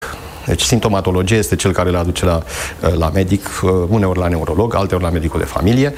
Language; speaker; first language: Romanian; native; Romanian